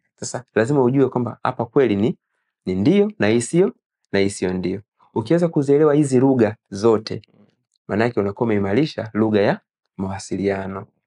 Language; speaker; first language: Swahili; native; Swahili